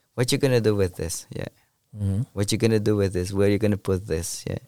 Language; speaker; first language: English; non-native, learner; Kaqchikel